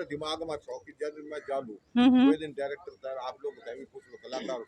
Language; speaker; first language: Hindi; native; Hindi